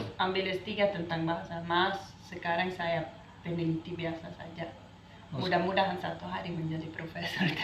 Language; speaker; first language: Indonesian; non-native, fluent; Dutch